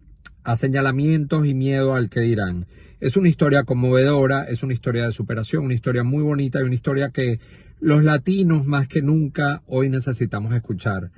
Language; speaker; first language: Spanish; native; Spanish